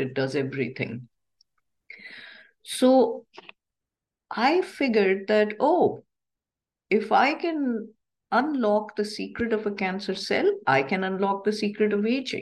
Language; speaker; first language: English; non-native, local second language; Urdu